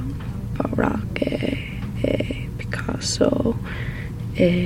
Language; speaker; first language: Italian; non-native, learner; English